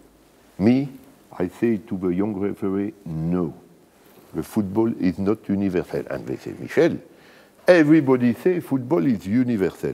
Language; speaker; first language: English; non-native, learner; French